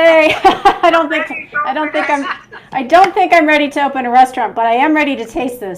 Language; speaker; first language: English; native; English